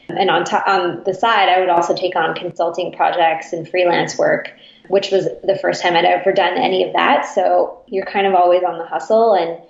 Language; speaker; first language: English; native; English